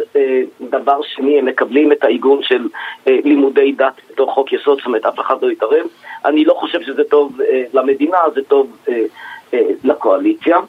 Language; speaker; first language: Hebrew; native; Hebrew